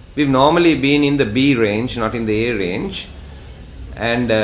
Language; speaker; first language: English; non-native, local second language; Sinhala